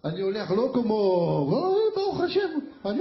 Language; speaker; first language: Hebrew; non-native, learner; French